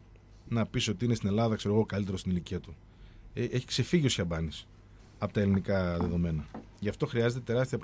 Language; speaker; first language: Greek; native; Greek